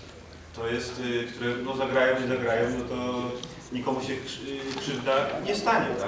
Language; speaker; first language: Polish; native; Polish